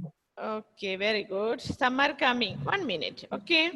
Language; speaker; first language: English; non-native, fluent; Malayalam